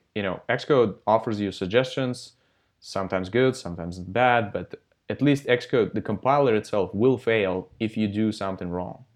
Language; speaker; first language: English; non-native, fluent; Russian